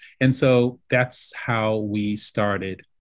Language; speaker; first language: English; native; English